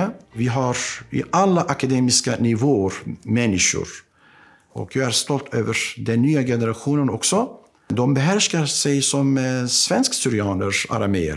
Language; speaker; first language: Swedish; non-native, fluent; Aramaic